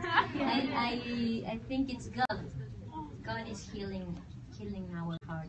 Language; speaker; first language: English; non-native, fluent; Spanish